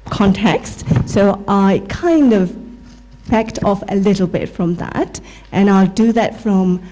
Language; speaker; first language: English; non-native, fluent; Burmese